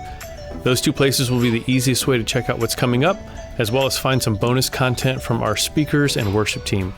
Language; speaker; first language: English; native; English